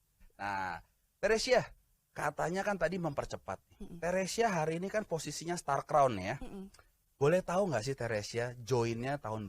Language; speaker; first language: Indonesian; native; Indonesian